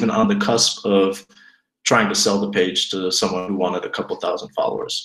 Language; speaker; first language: English; native; English